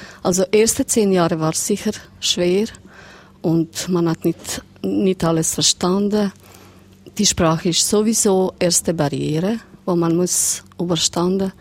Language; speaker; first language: German; non-native, learner; Serbian